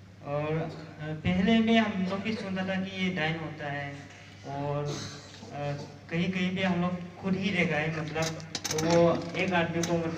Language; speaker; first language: Hindi; non-native, local second language; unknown